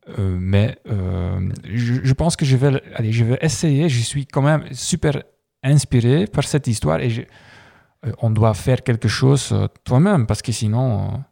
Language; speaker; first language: French; non-native, local second language; Dutch